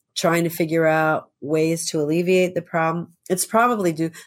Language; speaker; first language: English; native; English